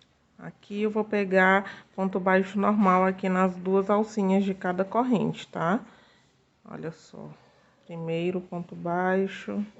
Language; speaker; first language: Portuguese; native; Portuguese